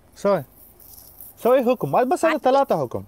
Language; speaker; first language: Arabic; non-native, learner; Pashto